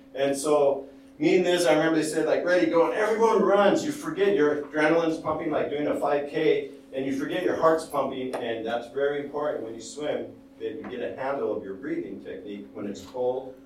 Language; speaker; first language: English; native; English